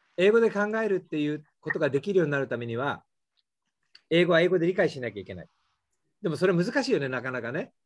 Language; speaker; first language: Japanese; native; Japanese